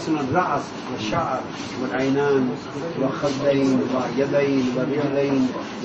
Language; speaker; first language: Arabic; non-native, learner; Urdu